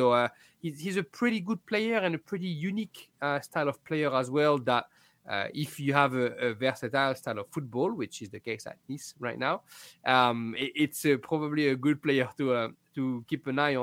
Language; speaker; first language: English; non-native, fluent; French